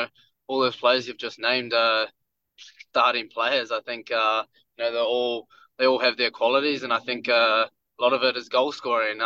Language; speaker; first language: English; native; English